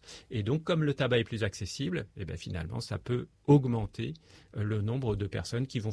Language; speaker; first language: French; native; French